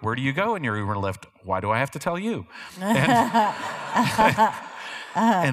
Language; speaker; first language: English; native; English